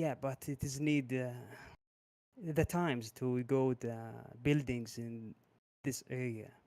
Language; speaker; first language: English; non-native, learner; Arabic